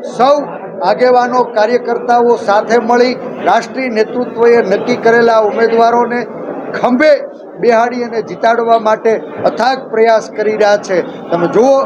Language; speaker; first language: Gujarati; native; Gujarati